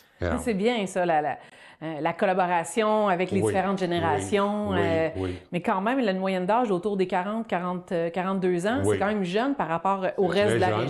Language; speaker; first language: French; native; French